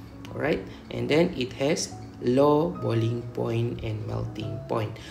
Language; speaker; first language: English; non-native, local second language; Malay